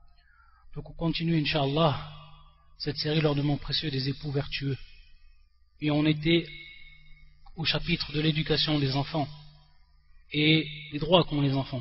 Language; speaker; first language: French; native; French